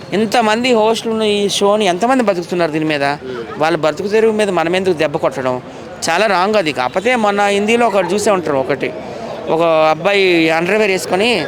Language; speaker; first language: Telugu; native; Telugu